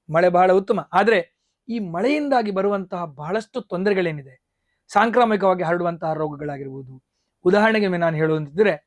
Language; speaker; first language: Kannada; non-native, local second language; Tulu